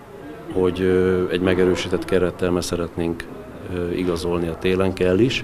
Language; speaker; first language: Hungarian; native; Hungarian